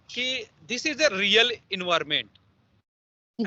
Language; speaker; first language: English; non-native, learner; Hindi